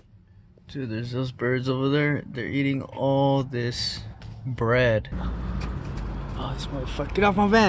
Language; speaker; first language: English; native; English